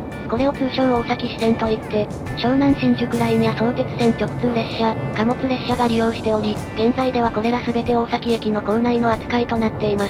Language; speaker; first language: Japanese; native; Japanese